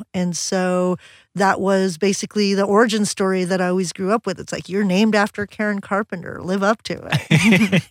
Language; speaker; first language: English; early bilingual, other home language; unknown